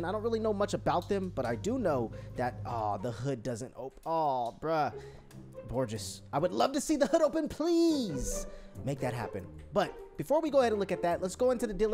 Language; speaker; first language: English; native; English